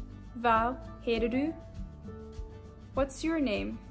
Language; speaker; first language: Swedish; non-native, learner; English